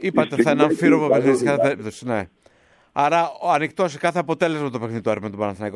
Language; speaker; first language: Greek; native; Greek